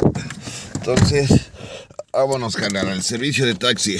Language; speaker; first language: Spanish; native; Spanish